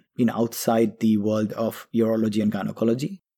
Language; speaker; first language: English; non-native, local second language; Bangla